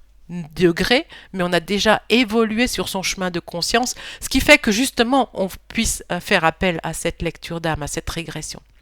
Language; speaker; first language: French; native; French